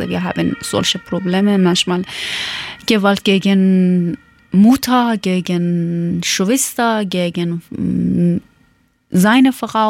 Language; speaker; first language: German; non-native, learner; Persian